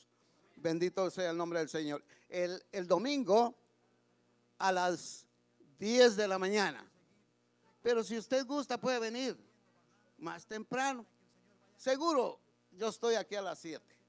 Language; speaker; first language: Spanish; native; Spanish